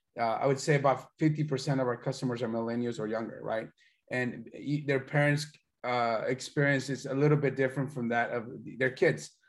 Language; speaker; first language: English; early bilingual, other home language; Spanish